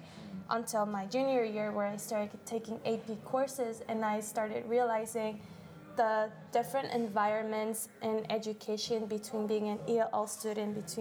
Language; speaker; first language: English; early bilingual, other home language; Spanish